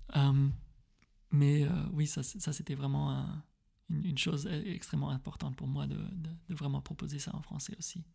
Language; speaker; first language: French; early bilingual, heritage; French